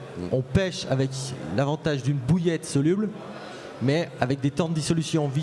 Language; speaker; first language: French; native; French